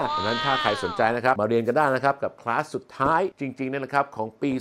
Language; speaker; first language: Thai; non-native, local second language; English